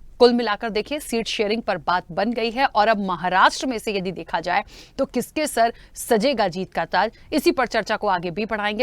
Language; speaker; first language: Hindi; native; Hindi